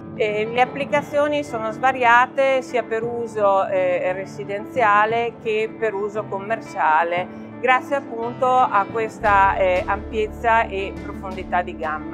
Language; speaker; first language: Italian; native; Italian